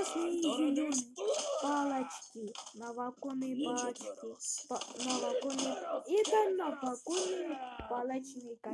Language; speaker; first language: Russian; early bilingual, heritage; Russian